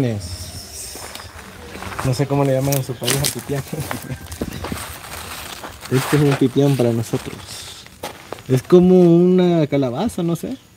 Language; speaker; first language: Spanish; native; Spanish